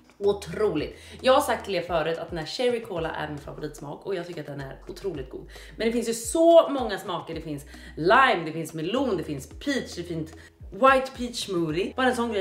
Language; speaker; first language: Swedish; native; Swedish